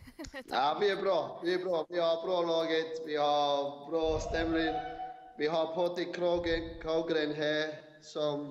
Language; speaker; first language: Swedish; non-native, fluent; English